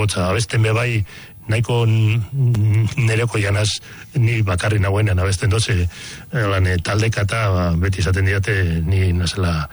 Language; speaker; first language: Basque; non-native, local second language; Spanish